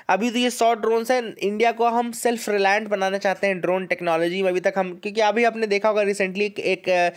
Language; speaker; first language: Hindi; native; Hindi